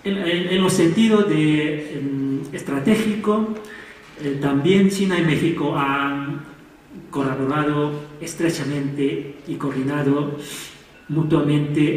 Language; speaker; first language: Spanish; non-native, fluent; Chinese